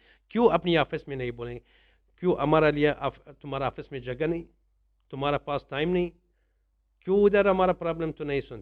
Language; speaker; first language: Hindi; non-native, learner; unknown